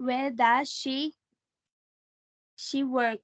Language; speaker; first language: English; non-native, learner; Thai